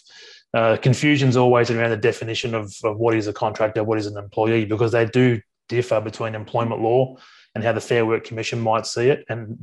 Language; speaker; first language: English; native; English